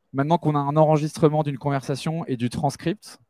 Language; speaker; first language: French; native; French